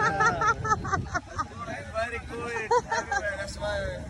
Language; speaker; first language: English; non-native, learner; Hindi